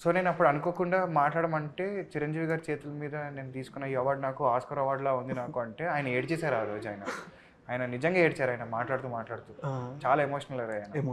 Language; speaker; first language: Telugu; native; Telugu